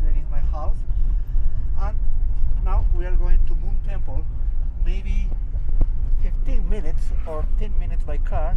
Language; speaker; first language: English; non-native, learner; Spanish